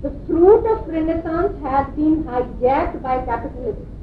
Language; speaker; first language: English; non-native, local second language; Urdu